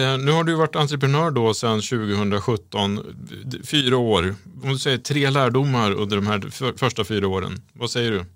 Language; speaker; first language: Swedish; native; Swedish